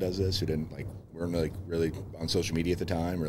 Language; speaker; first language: English; native; English